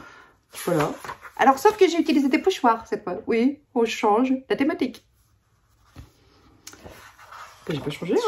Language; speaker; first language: French; native; French